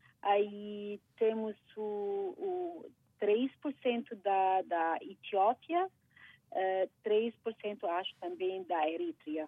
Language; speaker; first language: Portuguese; non-native, fluent; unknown